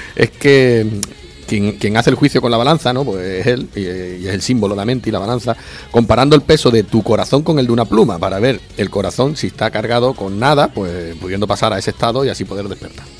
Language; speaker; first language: Spanish; native; Spanish